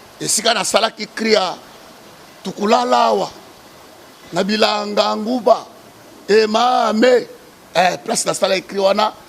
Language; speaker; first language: Lingala; native; Lingala